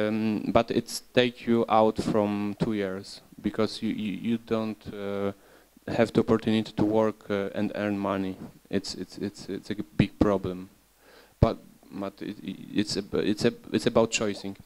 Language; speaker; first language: English; non-native, learner; Polish